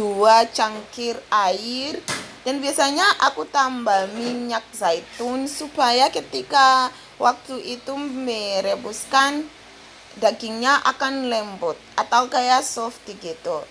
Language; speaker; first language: Indonesian; non-native, fluent; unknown